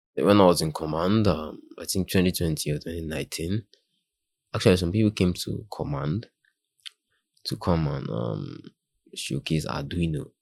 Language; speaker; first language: English; non-native, local second language; Yoruba